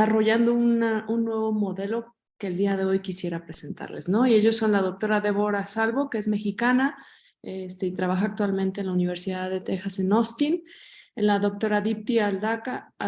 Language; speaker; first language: Spanish; native; Spanish